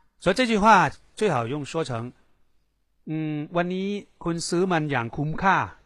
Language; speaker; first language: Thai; non-native, fluent; Chinese